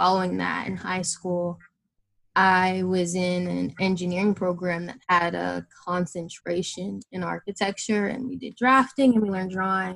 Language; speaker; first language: English; native; English